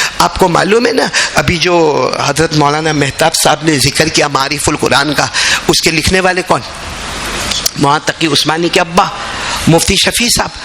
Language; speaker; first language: Urdu; native; Urdu